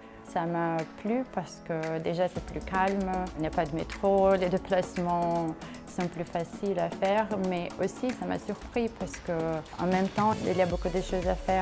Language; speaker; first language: French; non-native, fluent; Portuguese